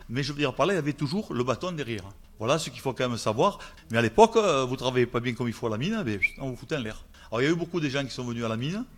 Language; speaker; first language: French; native; French